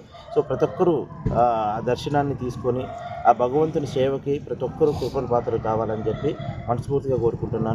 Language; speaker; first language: Telugu; native; Telugu